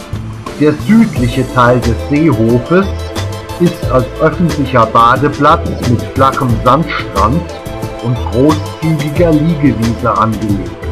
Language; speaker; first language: German; native; German